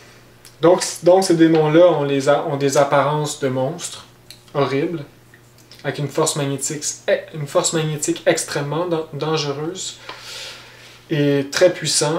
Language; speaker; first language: French; native; French